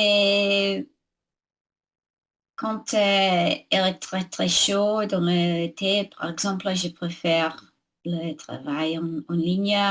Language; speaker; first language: French; non-native, learner; English